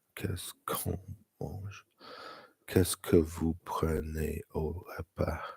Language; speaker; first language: French; non-native, learner; English